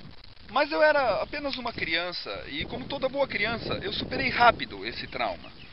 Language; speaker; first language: Portuguese; native; Portuguese